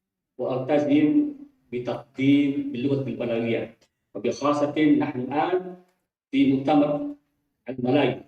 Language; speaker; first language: Arabic; non-native, fluent; Indonesian